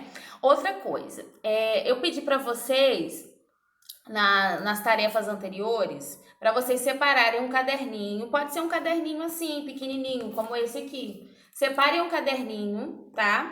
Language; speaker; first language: Portuguese; native; Portuguese